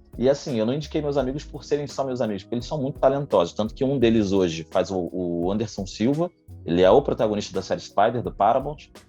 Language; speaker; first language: Portuguese; native; Portuguese